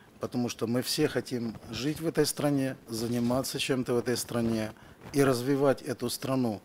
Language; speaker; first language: Russian; native; Russian